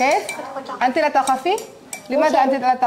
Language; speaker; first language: Arabic; non-native, learner; Indonesian